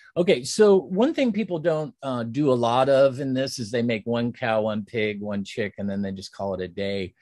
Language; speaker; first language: English; native; English